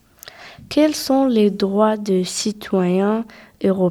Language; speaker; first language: French; non-native, local second language; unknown